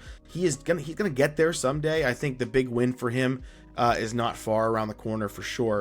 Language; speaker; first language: English; native; English